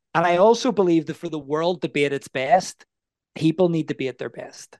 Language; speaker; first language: English; native; English